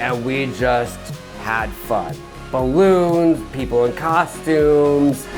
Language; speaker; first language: English; native; English